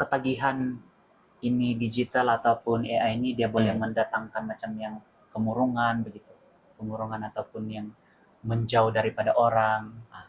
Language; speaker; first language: Malay; native; Malay